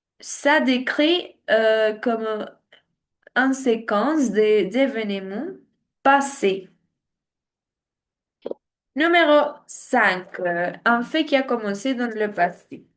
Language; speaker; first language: French; non-native, learner; Spanish